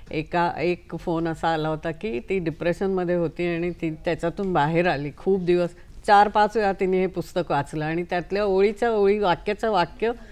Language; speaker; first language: Marathi; native; Marathi